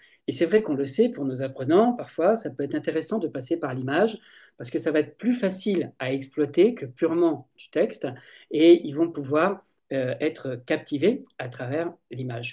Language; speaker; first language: French; native; French